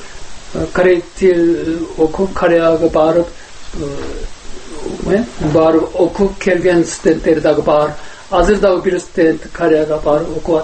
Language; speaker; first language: Kyrgyz; non-native, learner; Korean